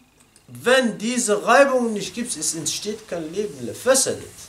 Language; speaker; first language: German; non-native, fluent; Arabic